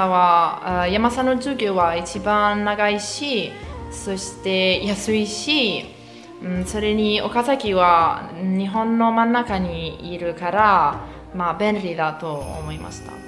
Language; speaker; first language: Japanese; non-native, fluent; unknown